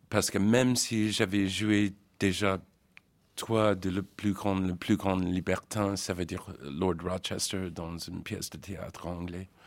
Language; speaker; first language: French; non-native, fluent; English